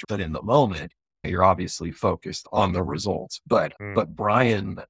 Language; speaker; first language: English; native; English